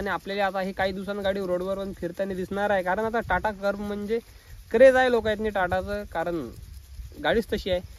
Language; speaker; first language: Marathi; native; Marathi